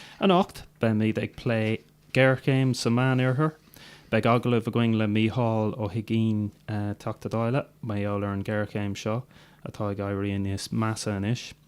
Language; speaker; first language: Irish; non-native, local second language; English